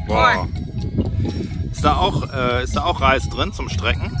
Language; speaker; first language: German; native; German